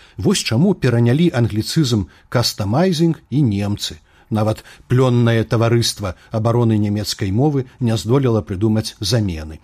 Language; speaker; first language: Belarusian; native; Belarusian